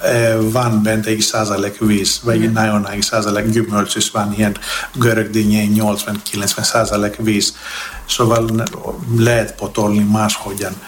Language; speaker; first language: Hungarian; non-native, fluent; Greek